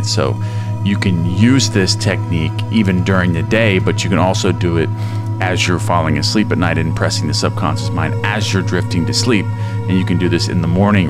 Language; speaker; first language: English; native; English